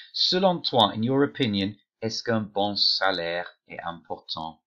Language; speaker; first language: French; non-native, fluent; English